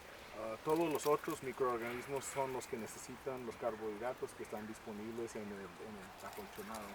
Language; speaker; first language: Spanish; native; Spanish